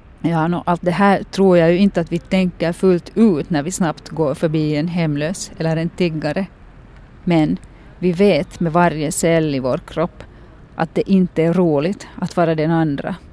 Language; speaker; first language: Swedish; native; Swedish